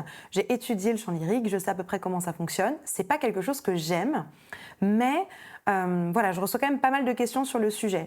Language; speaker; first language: French; native; French